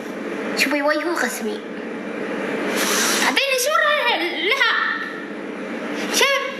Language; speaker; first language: Arabic; non-native, learner; Indonesian